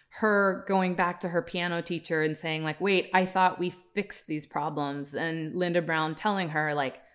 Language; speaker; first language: English; early bilingual, other home language; Hindi